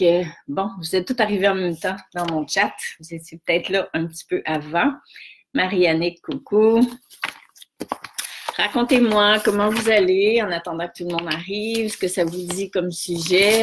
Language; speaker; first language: French; native; French